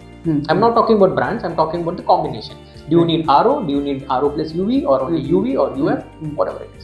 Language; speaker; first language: English; non-native, local second language; Hindi